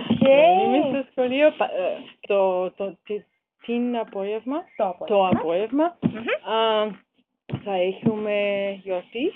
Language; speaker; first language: Greek; non-native, learner; German